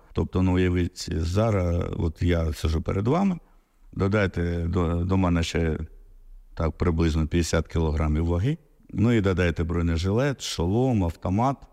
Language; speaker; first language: Ukrainian; non-native, local second language; Russian